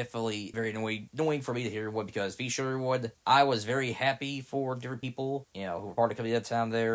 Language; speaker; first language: English; native; English